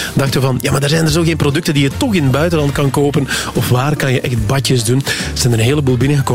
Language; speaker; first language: Dutch; native; Dutch